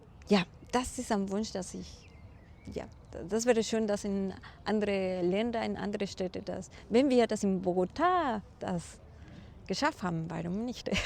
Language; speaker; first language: German; non-native, fluent; Spanish